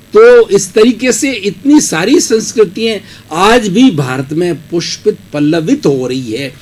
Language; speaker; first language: Hindi; native; Hindi